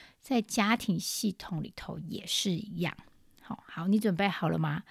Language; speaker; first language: Chinese; native; Chinese